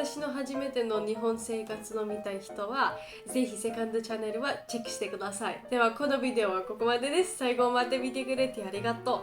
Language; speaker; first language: Japanese; non-native, learner; Georgian